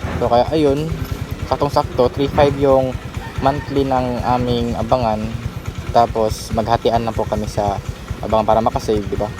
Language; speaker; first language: Filipino; non-native, local second language; Cebuano